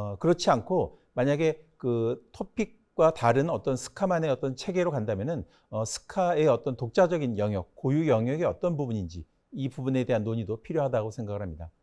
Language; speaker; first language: Korean; native; Korean